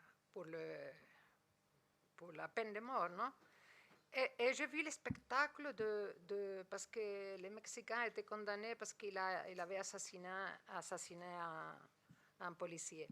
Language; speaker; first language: French; non-native, fluent; Spanish